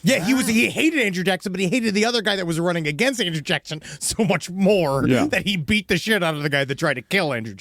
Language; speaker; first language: English; native; English